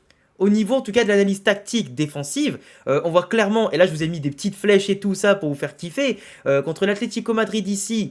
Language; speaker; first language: French; native; French